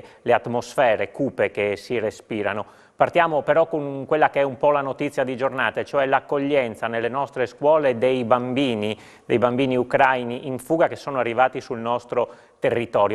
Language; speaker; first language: Italian; native; Italian